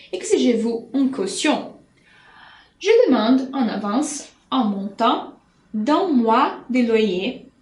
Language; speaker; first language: French; non-native, fluent; Portuguese